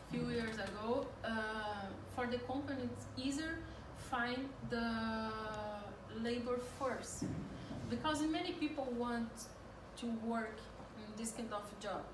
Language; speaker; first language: English; non-native, learner; Portuguese